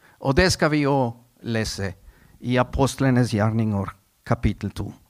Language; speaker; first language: Norwegian; non-native, fluent; Spanish